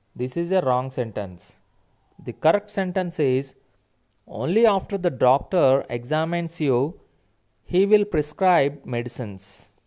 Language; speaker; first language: English; non-native, local second language; Telugu